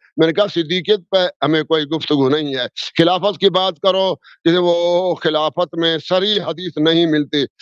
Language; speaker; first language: Urdu; non-native, local second language; Sindhi